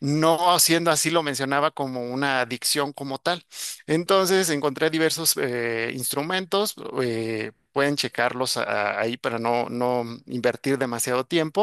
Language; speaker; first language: Spanish; native; Spanish